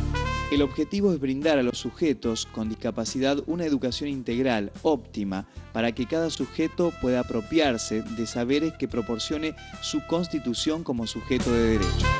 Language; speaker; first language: Spanish; native; Spanish